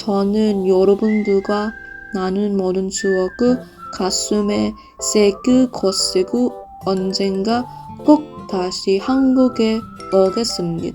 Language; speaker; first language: Korean; non-native, fluent; English